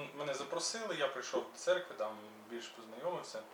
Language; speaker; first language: Ukrainian; native; Ukrainian